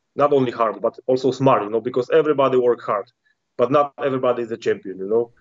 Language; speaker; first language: English; non-native, learner; Polish